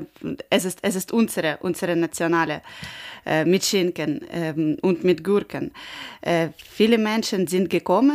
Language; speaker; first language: German; non-native, learner; Ukrainian